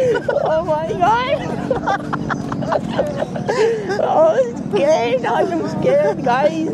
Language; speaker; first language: English; non-native, learner; Urdu